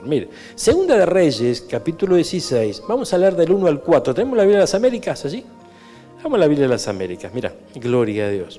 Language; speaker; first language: Spanish; native; Spanish